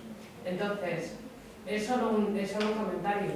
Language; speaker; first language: Spanish; native; Spanish